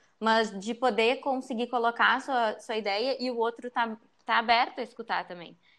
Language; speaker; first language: Portuguese; native; Portuguese